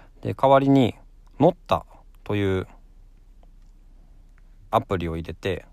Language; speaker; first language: Japanese; native; Japanese